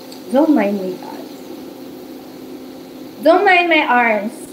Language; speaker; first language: English; non-native, local second language; Filipino